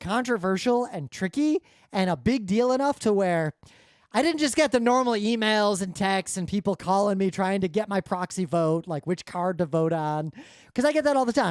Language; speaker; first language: English; native; English